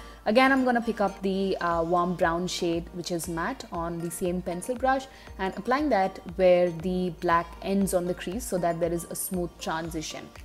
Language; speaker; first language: English; non-native, local second language; Tamil